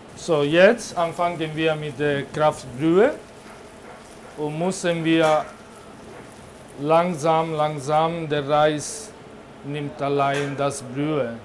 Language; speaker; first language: German; non-native, learner; Italian